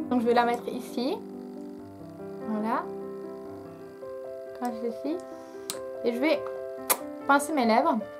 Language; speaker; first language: French; native; French